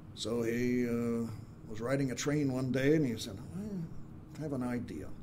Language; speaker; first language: English; native; English